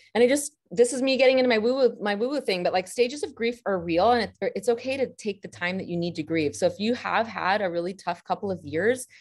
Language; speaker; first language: English; native; English